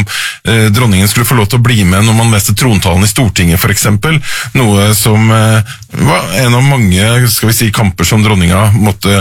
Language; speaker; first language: Norwegian; native; Norwegian